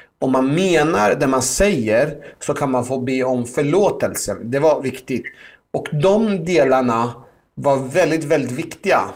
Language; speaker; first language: Swedish; early bilingual, other home language; Persian